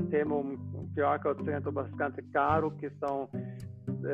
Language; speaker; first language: Portuguese; non-native, fluent; German